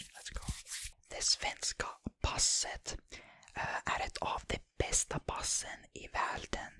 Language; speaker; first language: Swedish; non-native, learner; Finnish